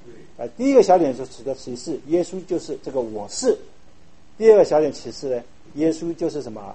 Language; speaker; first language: Chinese; native; Chinese